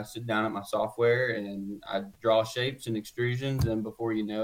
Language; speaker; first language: English; native; English